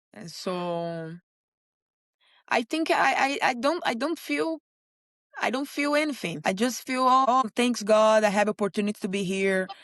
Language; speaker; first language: English; non-native, learner; Portuguese